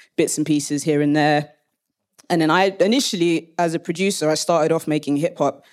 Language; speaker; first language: English; native; English